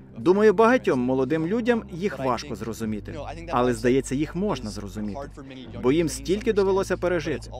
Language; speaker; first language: Ukrainian; non-native, fluent; English